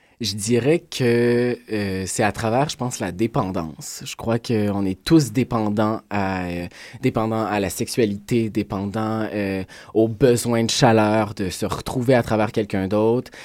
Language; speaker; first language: French; native; French